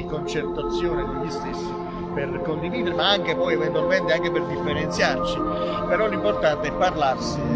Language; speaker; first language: Italian; native; Italian